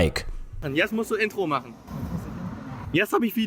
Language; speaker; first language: German; early bilingual, other home language; Vietnamese